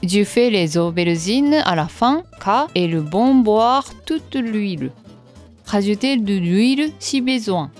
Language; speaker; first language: French; non-native, learner; Japanese